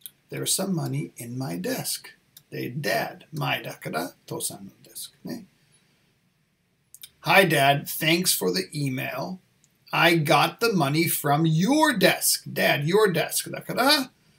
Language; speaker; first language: English; native; English